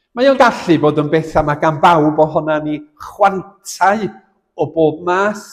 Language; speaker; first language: Welsh; native; Welsh